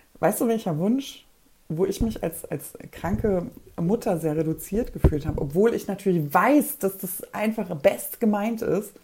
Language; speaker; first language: German; early bilingual, other home language; Polish